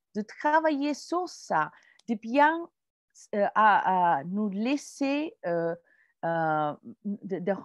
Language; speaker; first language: French; non-native, fluent; English